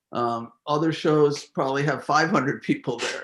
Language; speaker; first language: English; native; English